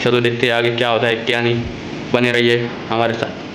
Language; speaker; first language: Hindi; non-native, local second language; Marathi